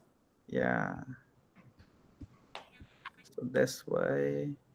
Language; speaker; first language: English; non-native, learner; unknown